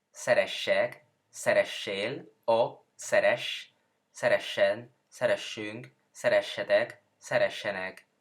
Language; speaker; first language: Hungarian; non-native, learner; Spanish